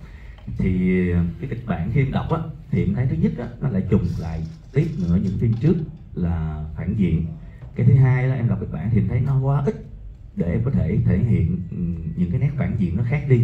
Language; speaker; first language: Vietnamese; native; Vietnamese